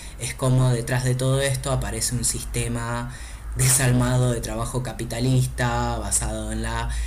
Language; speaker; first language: Spanish; native; Spanish